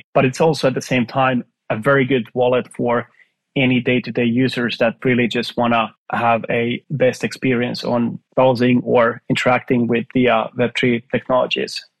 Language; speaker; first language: English; non-native, fluent; Finnish